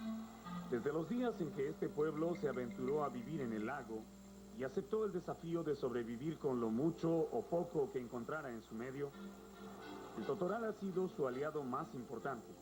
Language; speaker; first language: Spanish; native; Spanish